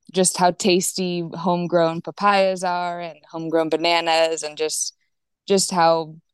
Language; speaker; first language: English; native; English